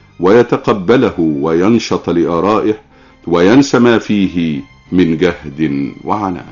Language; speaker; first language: Arabic; native; Arabic